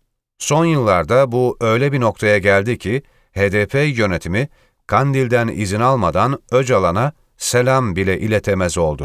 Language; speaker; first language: Turkish; native; Turkish